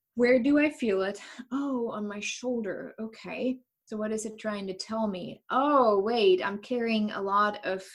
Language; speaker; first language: English; non-native, fluent; German